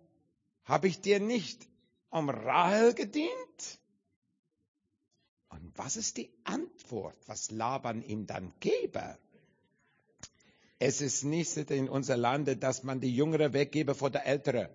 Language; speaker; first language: German; non-native, learner; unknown